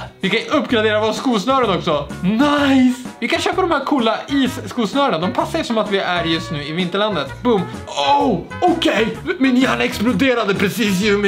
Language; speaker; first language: Swedish; native; Swedish